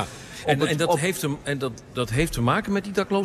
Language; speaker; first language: Dutch; native; Dutch